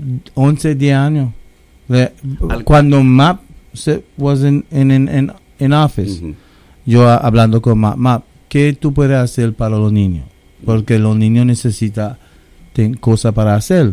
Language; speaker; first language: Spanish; early bilingual, heritage; English